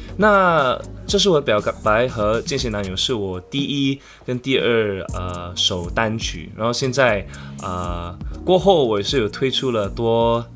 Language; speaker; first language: Chinese; non-native, local second language; English